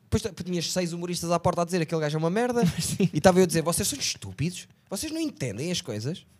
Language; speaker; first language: Portuguese; native; Portuguese